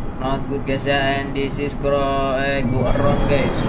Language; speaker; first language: English; non-native, local second language; Indonesian